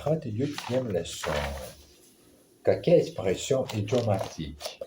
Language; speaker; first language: French; non-native, learner; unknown